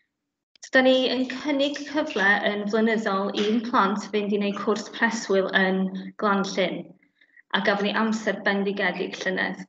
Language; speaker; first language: Welsh; native; Welsh